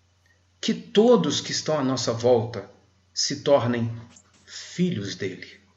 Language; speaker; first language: Portuguese; native; Portuguese